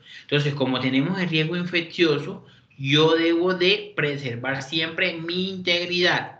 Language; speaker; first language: Spanish; native; Spanish